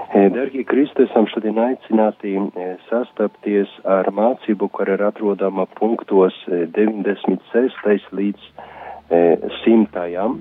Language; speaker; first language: Latvian; non-native, fluent; Polish